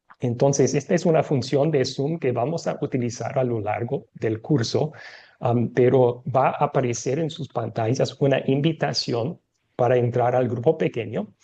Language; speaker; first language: Spanish; non-native, fluent; English